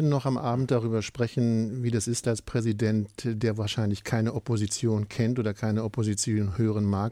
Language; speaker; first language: German; native; German